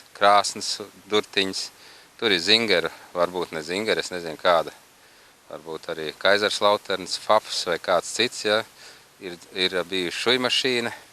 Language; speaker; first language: Latvian; native; Latvian